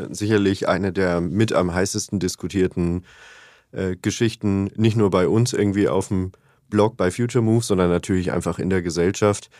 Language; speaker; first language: German; native; German